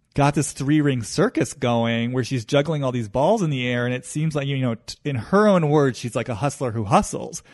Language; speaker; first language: English; native; English